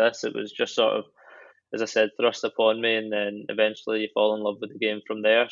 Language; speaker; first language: English; native; English